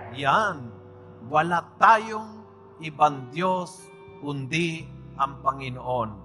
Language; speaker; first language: Filipino; non-native, fluent; Spanish